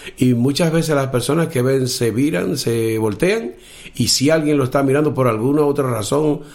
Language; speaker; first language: Spanish; native; Spanish